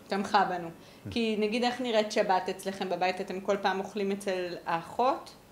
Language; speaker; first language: Hebrew; native; Hebrew